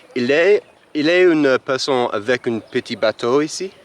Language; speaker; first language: French; non-native, learner; English